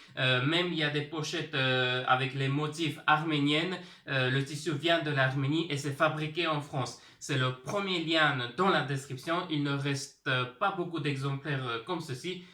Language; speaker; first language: French; early bilingual, other home language; Armenian